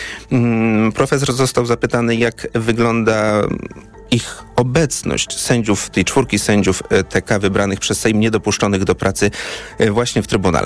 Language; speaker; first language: Polish; native; Polish